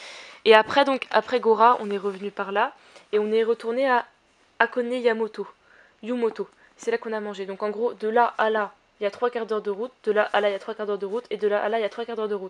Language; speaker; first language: French; native; French